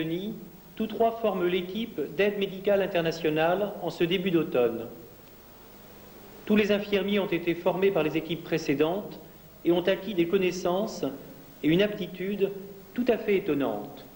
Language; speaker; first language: French; native; French